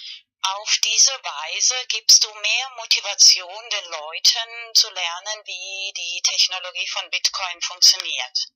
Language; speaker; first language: German; non-native, fluent; Spanish